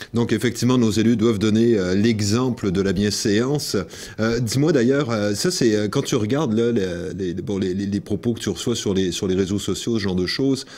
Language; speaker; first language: French; native; French